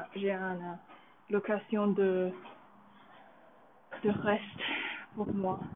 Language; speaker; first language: French; non-native, learner; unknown